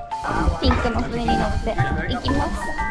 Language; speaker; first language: Japanese; native; Japanese